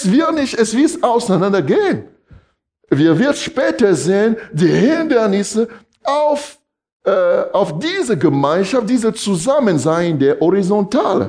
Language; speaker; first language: German; non-native, fluent; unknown